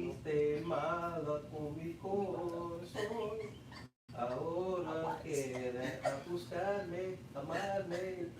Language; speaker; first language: Spanish; non-native, fluent; English